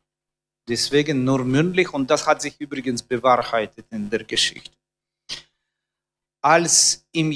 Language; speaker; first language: German; non-native, fluent; Russian